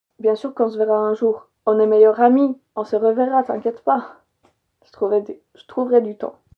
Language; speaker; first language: French; early bilingual, other home language; Polish